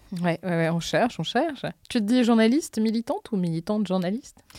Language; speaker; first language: French; native; French